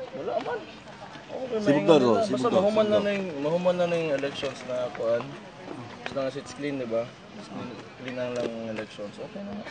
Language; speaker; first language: Filipino; non-native, local second language; Cebuano